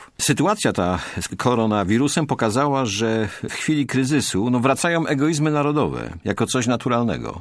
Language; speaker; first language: Polish; native; Polish